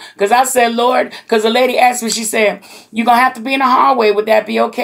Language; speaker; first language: English; native; English